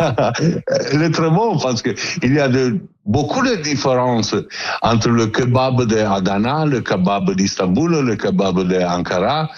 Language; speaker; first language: French; non-native, learner; Italian